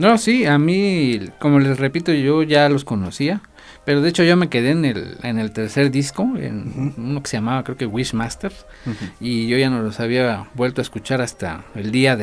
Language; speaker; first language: Spanish; native; Spanish